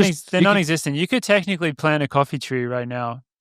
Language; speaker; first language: English; native; English